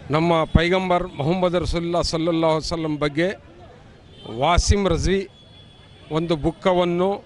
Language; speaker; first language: Kannada; non-native, local second language; Urdu